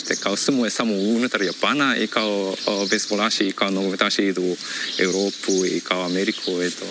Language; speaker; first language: Croatian; non-native, fluent; Japanese